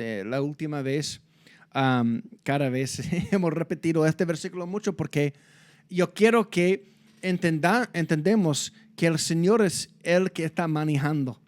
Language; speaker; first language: Spanish; non-native, fluent; English